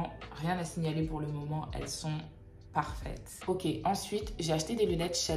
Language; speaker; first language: French; native; French